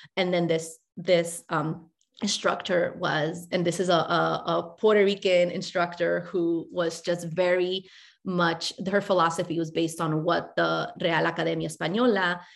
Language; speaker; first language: English; native; English